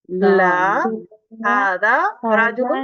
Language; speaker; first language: Arabic; non-native, fluent; Urdu